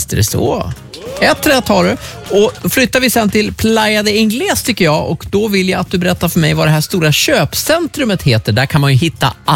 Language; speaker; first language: Swedish; native; Swedish